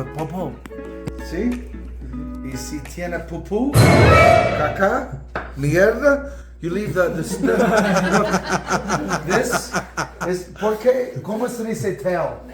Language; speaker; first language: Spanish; non-native, learner; English